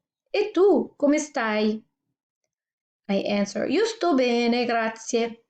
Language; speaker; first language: Italian; non-native, fluent; English